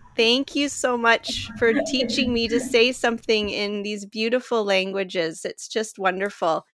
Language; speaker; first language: English; native; English